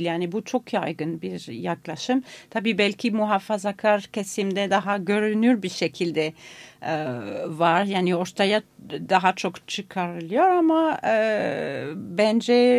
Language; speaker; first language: Turkish; non-native, fluent; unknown